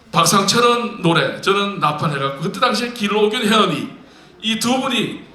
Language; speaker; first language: Korean; native; Korean